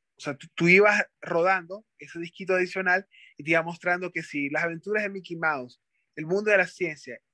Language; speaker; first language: Spanish; native; Spanish